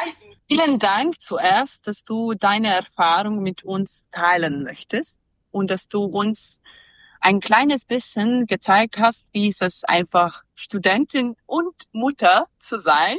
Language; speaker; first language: German; non-native, learner; Serbian